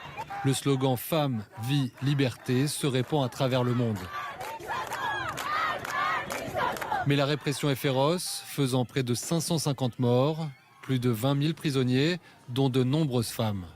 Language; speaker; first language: French; native; French